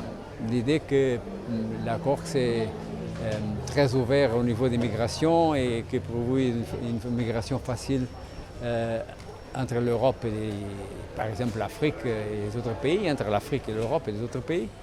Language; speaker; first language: French; non-native, fluent; Spanish